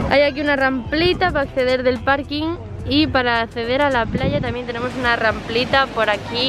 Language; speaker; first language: Spanish; native; Spanish